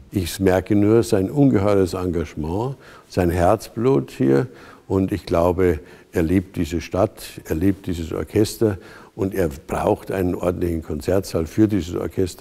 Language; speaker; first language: German; non-native, fluent; Latvian